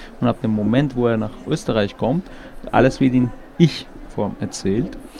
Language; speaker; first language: German; non-native, fluent; Persian